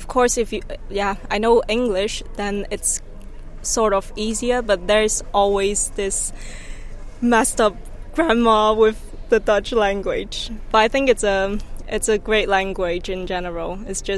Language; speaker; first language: English; non-native, local second language; Cantonese